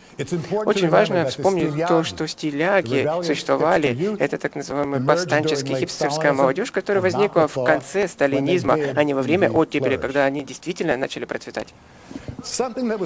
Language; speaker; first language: Russian; native; Russian